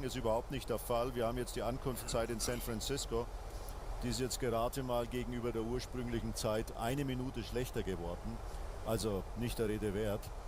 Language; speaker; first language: German; native; German